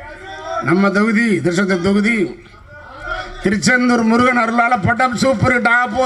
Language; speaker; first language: Tamil; native; Tamil